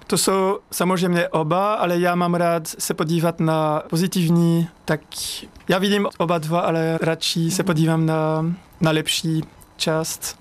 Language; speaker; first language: Czech; non-native, fluent; French